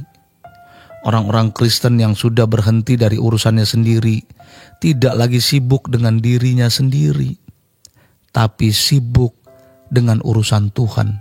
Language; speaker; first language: Indonesian; native; Indonesian